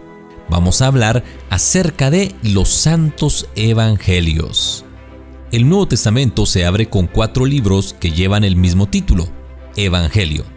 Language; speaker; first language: Spanish; native; Spanish